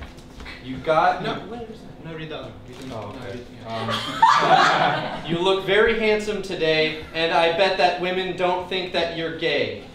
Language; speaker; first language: English; native; English